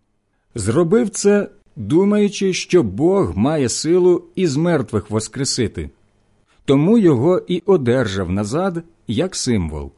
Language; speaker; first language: Ukrainian; native; Ukrainian